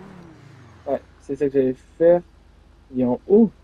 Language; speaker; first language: French; native; French